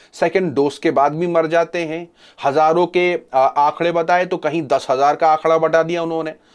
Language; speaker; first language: Hindi; native; Hindi